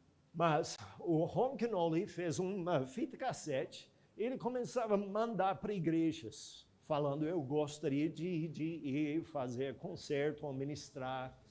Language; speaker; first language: Portuguese; non-native, fluent; English